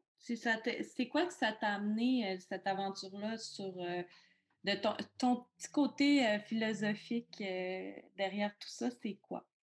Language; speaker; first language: French; native; French